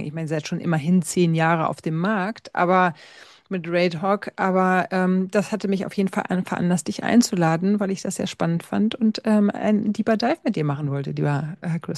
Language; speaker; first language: German; native; German